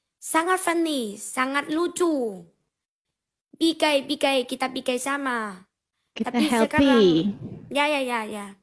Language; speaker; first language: Indonesian; non-native, learner; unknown